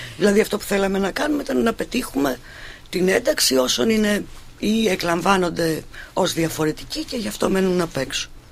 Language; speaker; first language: Greek; native; Greek